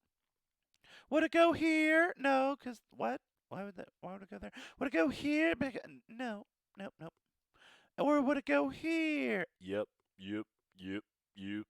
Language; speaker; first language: English; native; English